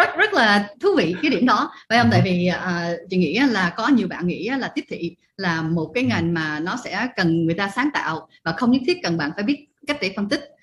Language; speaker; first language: Vietnamese; early bilingual, heritage; Vietnamese